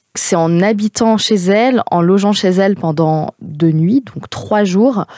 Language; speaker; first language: French; native; French